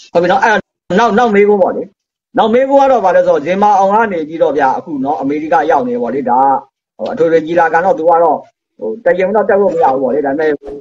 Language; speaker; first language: Burmese; native; Burmese